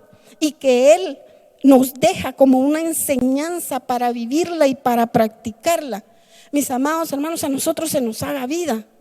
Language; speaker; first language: Spanish; native; Spanish